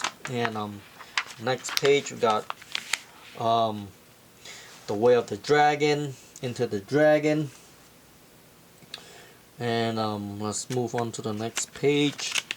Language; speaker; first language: English; non-native, fluent; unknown